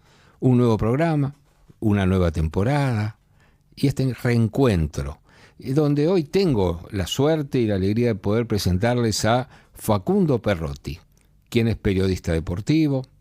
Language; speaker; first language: Spanish; native; Spanish